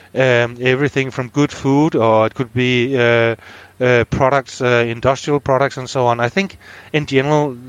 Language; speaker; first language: English; non-native, fluent; Danish